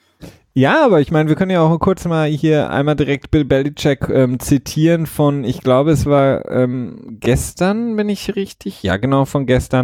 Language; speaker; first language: German; native; German